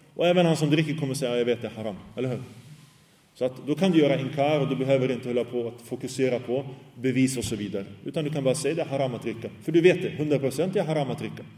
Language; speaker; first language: Swedish; early bilingual, other home language; Arabic